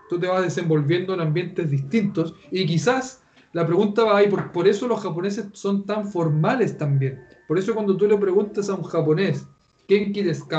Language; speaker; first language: Spanish; native; Spanish